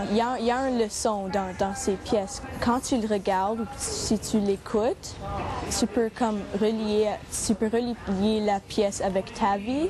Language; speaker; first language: French; non-native, local second language; English